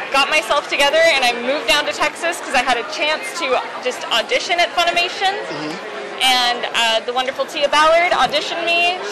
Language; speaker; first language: English; native; English